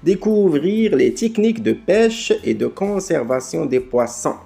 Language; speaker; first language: French; non-native, local second language; Arabic